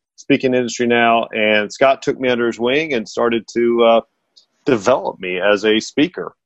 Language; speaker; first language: English; native; English